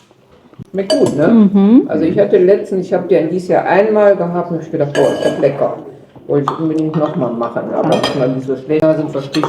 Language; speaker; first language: German; native; German